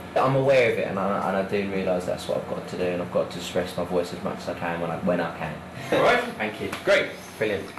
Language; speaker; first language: English; native; English